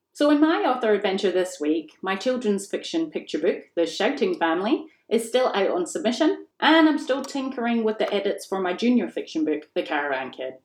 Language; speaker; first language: English; native; English